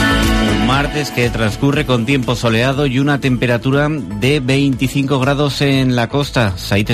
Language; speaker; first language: Spanish; native; Spanish